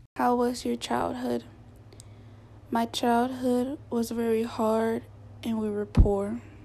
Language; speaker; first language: English; early bilingual, other home language; Spanish